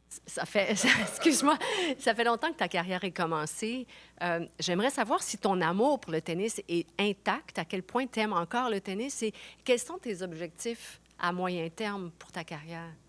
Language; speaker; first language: French; native; French